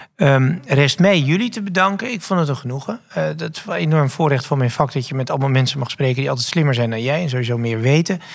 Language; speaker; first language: Dutch; native; Dutch